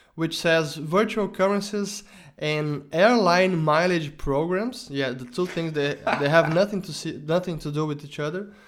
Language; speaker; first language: English; non-native, fluent; Portuguese